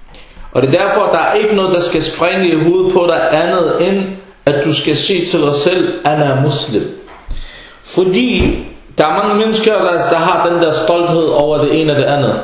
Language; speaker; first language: Danish; early bilingual, other home language; Arabic